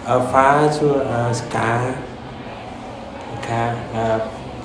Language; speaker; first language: English; non-native, learner; Vietnamese